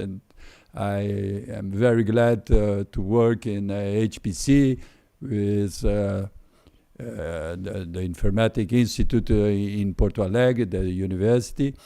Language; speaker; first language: English; non-native, fluent; Portuguese